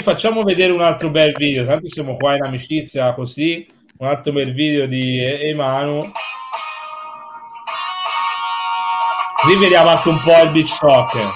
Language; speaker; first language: Italian; native; Italian